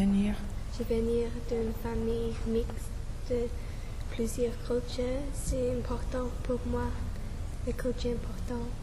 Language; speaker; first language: French; non-native, learner; English